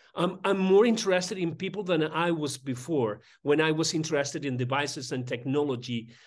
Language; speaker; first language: English; non-native, fluent; Spanish